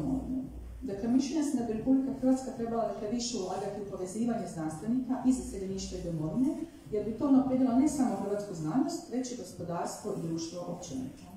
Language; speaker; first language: Croatian; native; Croatian